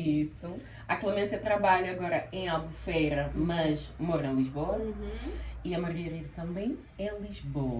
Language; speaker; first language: Portuguese; early bilingual, heritage; Portuguese